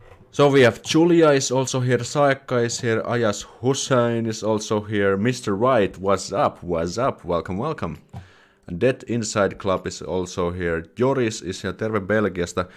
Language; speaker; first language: English; non-native, fluent; Finnish